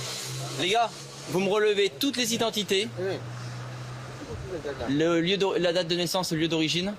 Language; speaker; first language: French; native; French